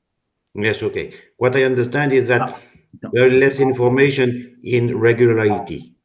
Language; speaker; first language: English; non-native, fluent; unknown